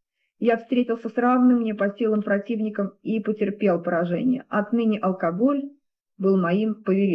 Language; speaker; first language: Russian; native; Russian